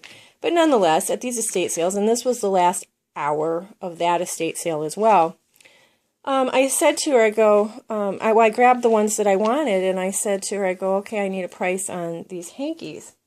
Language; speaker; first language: English; native; English